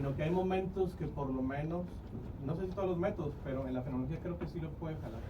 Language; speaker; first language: Spanish; native; Spanish